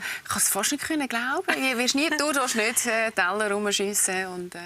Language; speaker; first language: German; native; German